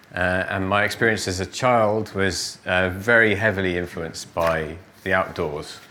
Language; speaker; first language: English; native; English